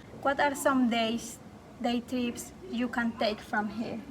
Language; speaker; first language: English; non-native, fluent; Spanish